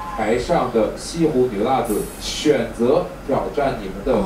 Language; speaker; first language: Chinese; non-native, learner; Thai